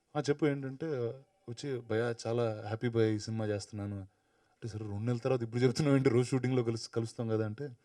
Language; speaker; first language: Telugu; native; Telugu